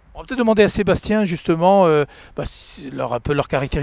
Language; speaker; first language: French; native; French